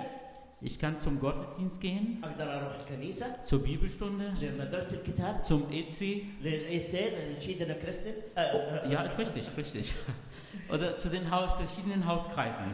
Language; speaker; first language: German; non-native, fluent; Arabic